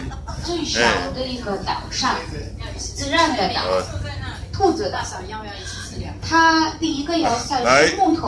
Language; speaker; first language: Chinese; non-native, fluent; Russian